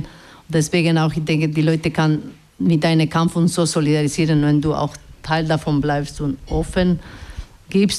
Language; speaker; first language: German; non-native, learner; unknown